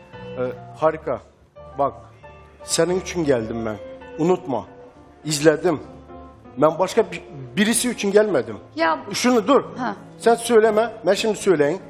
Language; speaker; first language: Turkish; non-native, learner; Turkmen